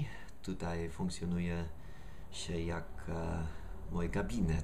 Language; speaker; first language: Polish; non-native, learner; English